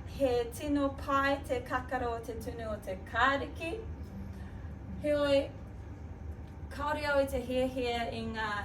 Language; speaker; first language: Māori; non-native, local second language; English